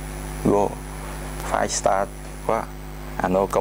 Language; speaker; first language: Japanese; non-native, learner; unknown